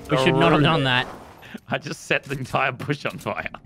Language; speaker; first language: English; native; English